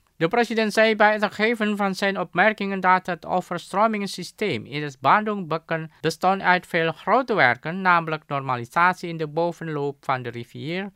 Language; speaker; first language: Dutch; non-native, fluent; Indonesian